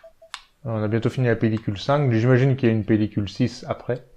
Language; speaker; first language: French; native; French